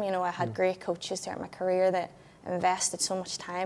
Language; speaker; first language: English; native; English